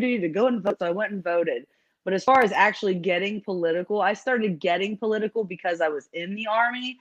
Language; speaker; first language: English; native; English